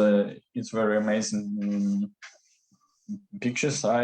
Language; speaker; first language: English; non-native, learner; Russian